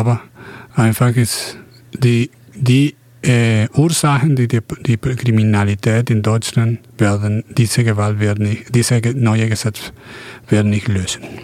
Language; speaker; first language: German; non-native, fluent; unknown